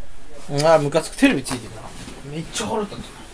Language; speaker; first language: Japanese; native; Japanese